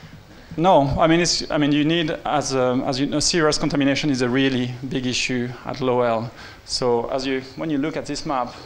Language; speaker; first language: English; non-native, fluent; French